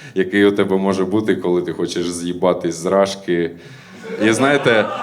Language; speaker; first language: Ukrainian; native; Ukrainian